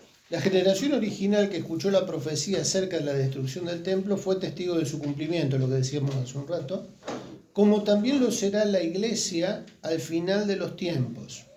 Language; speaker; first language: Spanish; native; Spanish